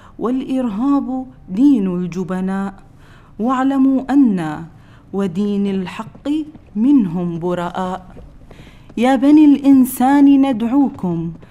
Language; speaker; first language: Arabic; native; Arabic